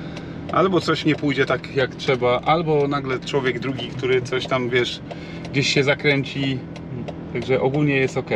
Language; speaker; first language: Polish; native; Polish